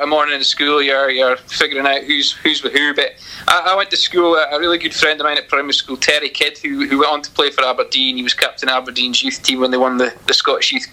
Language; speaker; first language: English; native; English